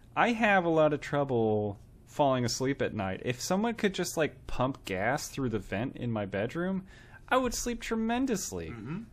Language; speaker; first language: English; native; English